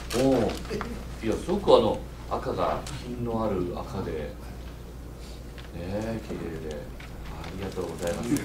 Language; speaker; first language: Japanese; native; Japanese